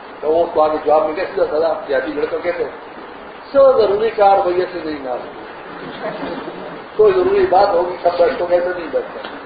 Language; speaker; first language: Urdu; non-native, local second language; Pashto